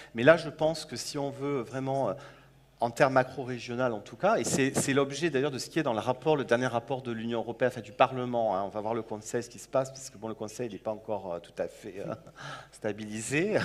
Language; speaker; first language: French; native; French